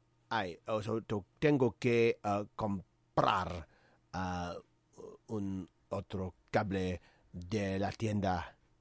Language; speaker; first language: Spanish; non-native, learner; English